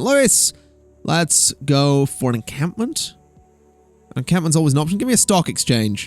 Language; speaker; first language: English; native; English